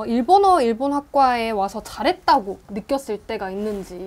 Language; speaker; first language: Korean; native; Korean